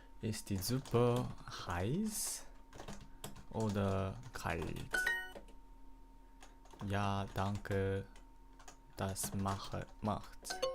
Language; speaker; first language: German; non-native, learner; Korean